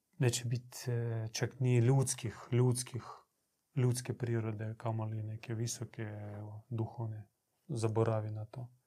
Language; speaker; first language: Croatian; native; Croatian